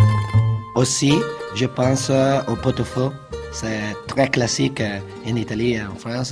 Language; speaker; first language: French; non-native, fluent; Italian